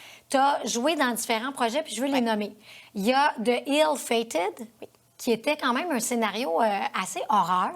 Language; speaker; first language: French; native; French